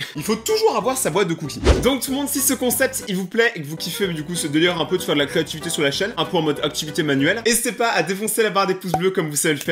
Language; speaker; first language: French; native; French